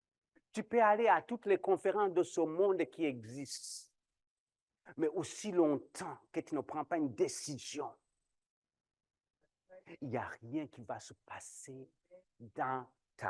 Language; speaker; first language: French; non-native, local second language; Kinyarwanda